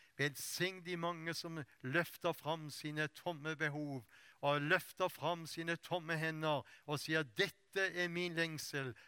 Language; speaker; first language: Norwegian; native; Norwegian